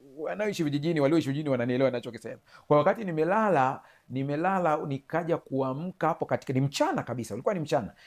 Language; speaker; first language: Swahili; native; Swahili